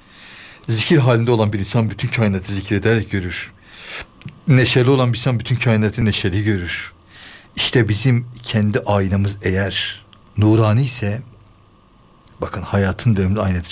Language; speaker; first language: Turkish; native; Turkish